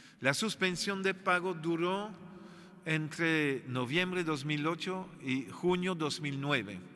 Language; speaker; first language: Spanish; non-native, fluent; French